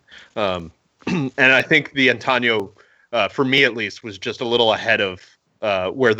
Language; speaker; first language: English; native; English